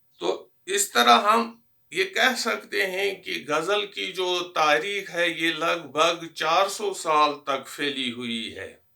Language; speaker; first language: Urdu; non-native, local second language; Kashmiri